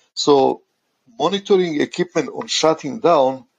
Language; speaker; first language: English; non-native, fluent; Croatian